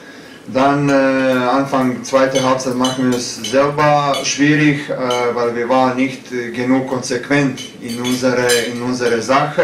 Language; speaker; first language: German; non-native, learner; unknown